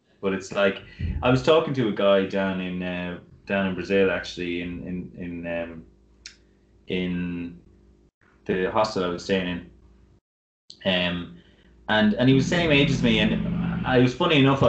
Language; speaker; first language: English; native; English